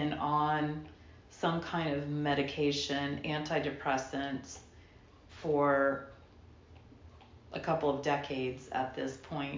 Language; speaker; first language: English; native; English